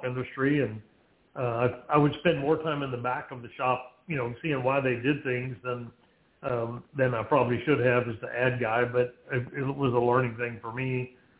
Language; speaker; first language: English; native; English